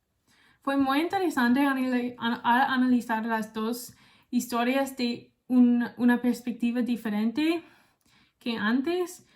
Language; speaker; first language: Spanish; non-native, learner; English